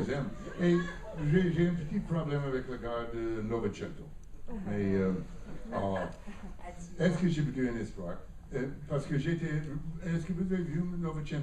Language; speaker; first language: French; non-native, learner; English